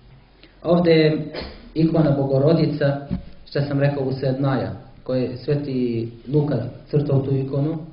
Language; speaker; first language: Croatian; non-native, learner; Arabic